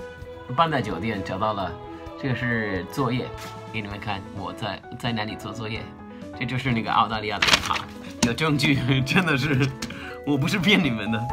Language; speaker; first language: Chinese; non-native, fluent; Spanish